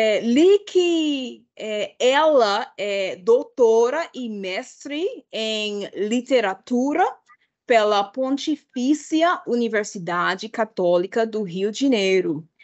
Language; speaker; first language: Portuguese; non-native, fluent; English